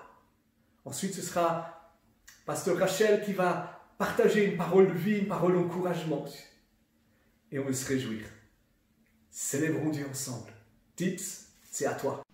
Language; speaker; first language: French; native; French